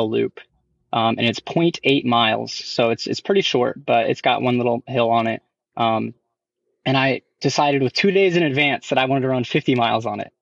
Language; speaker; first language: English; native; English